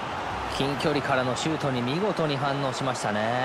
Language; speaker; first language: Japanese; native; Japanese